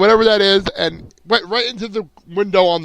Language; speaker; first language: English; native; English